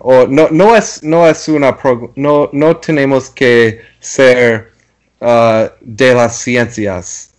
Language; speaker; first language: Spanish; non-native, learner; English